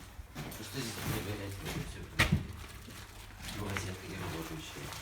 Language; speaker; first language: Russian; native; Russian